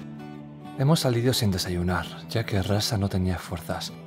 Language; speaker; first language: Spanish; native; Spanish